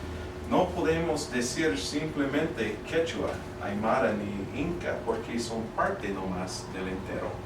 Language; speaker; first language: Spanish; non-native, fluent; English